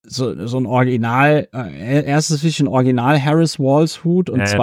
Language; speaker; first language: German; native; German